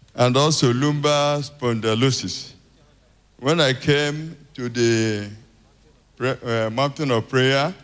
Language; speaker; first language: English; non-native, local second language; Igbo